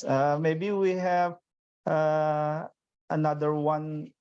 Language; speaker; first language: English; non-native, fluent; Indonesian